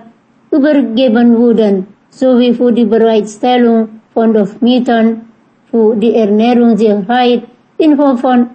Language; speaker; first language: German; non-native, fluent; Indonesian